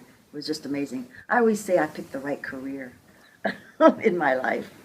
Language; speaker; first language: English; native; English